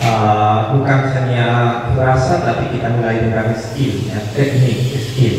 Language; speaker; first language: Indonesian; non-native, fluent; Spanish